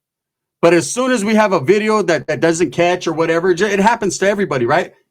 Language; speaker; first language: English; native; English